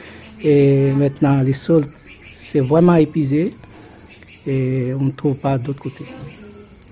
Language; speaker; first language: French; non-native, local second language; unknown